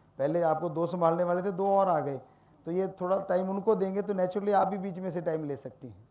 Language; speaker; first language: Hindi; non-native, local second language; Punjabi